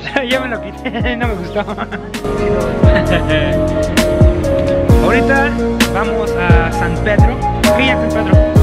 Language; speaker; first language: Spanish; early bilingual, heritage; Spanish